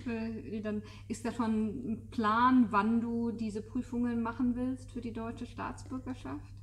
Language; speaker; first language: German; native; German